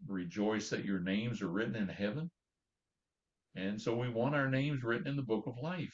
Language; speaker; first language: English; native; English